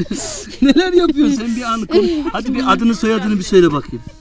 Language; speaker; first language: Turkish; native; Turkish